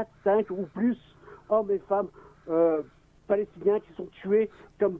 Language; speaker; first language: French; native; French